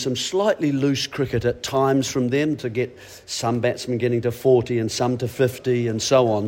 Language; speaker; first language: English; native; English